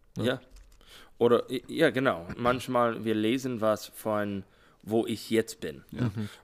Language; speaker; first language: German; non-native, learner; English